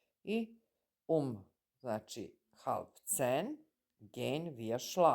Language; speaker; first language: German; non-native, fluent; Serbian